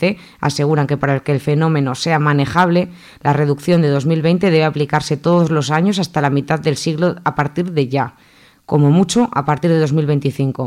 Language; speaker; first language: Spanish; native; Spanish